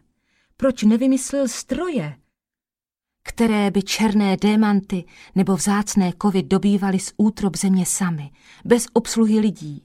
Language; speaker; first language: Czech; native; Czech